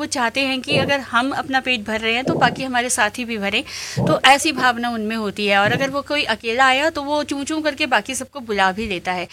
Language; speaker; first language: Hindi; native; Hindi